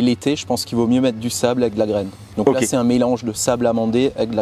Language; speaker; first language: French; native; French